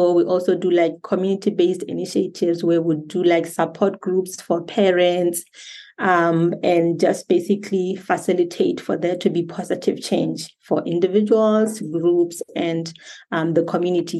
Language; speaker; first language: English; non-native, local second language; Tswana